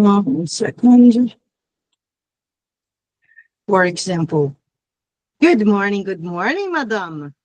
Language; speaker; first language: English; non-native, fluent; Portuguese